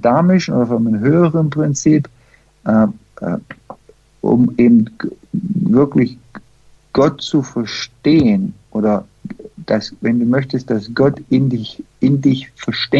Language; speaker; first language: German; non-native, fluent; English